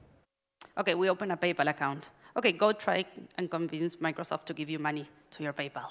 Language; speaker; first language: English; non-native, fluent; Spanish